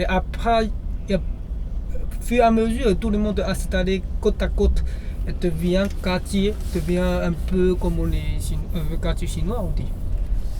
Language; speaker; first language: French; non-native, learner; Chinese